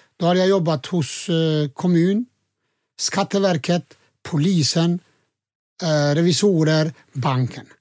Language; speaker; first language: Swedish; non-native, fluent; Albanian